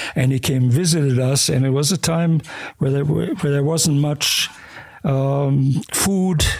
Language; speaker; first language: English; early bilingual, other home language; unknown